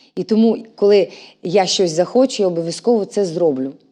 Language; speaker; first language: Ukrainian; native; Ukrainian